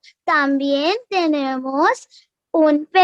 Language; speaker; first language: Spanish; non-native, learner; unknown